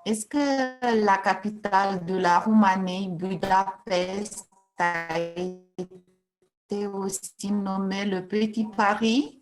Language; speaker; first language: French; non-native, fluent; Romanian